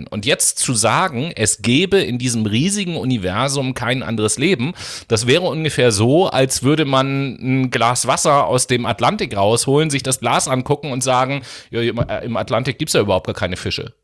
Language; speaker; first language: German; native; German